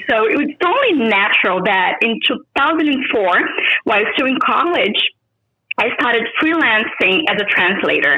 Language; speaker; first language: English; non-native, fluent; Portuguese